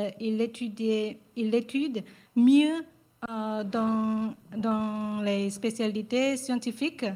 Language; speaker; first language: French; non-native, learner; Chinese